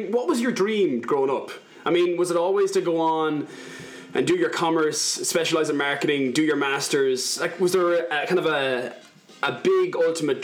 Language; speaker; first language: English; native; English